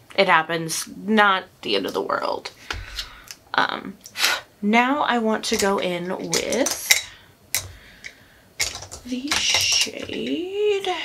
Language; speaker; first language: English; native; English